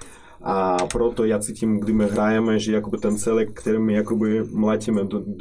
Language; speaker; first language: Czech; non-native, learner; Russian